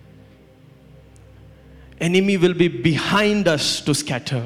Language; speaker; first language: English; non-native, local second language; Malayalam